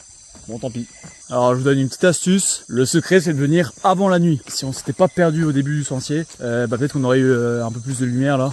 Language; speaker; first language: French; native; French